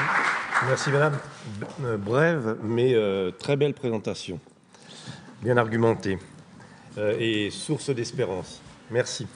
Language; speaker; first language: French; native; French